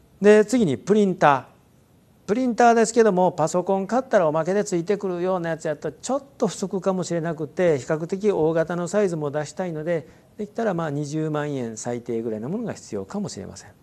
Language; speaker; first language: Japanese; native; Japanese